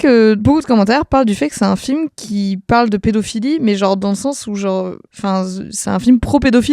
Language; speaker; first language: French; native; French